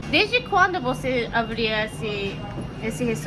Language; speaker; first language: Portuguese; non-native, learner; Japanese